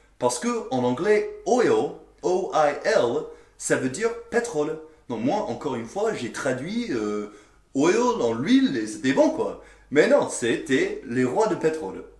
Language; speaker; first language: French; non-native, fluent; English